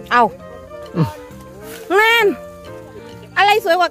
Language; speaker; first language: Vietnamese; non-native, learner; Thai